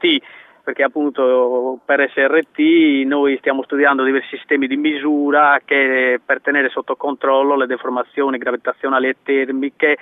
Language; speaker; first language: Italian; native; Italian